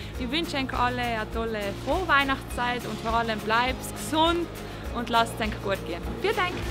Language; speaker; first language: German; native; German